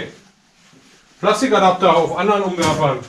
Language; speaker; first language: German; native; German